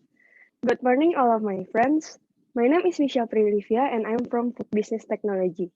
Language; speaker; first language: English; non-native, local second language; Indonesian